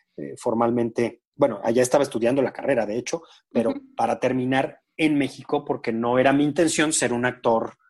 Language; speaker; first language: Spanish; native; Spanish